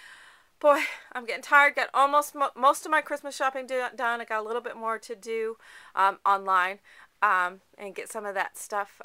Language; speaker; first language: English; native; English